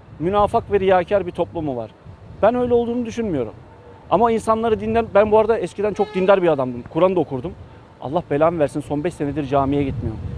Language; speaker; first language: Turkish; early bilingual, heritage; Turkish